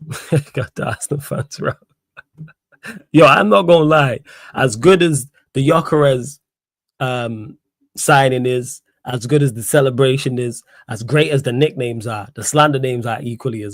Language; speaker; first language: English; native; English